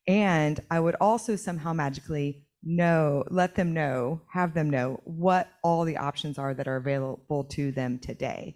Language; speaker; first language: English; native; English